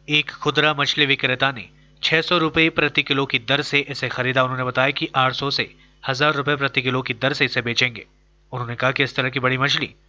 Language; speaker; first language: Hindi; native; Hindi